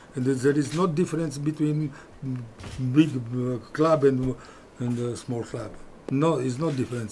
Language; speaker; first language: English; non-native, fluent; Romanian